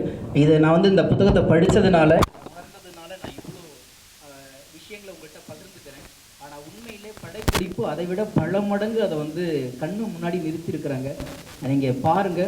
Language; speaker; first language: Tamil; native; Tamil